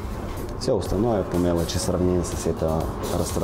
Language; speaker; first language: Russian; non-native, learner; Bulgarian